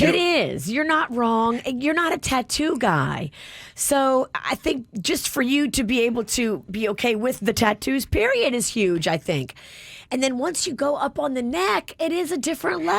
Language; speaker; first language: English; native; English